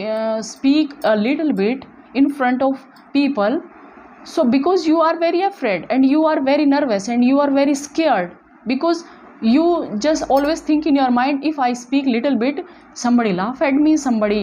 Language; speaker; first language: English; non-native, local second language; Hindi